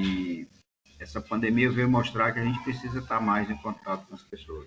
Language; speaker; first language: Portuguese; native; Portuguese